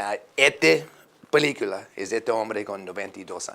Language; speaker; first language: Spanish; non-native, learner; English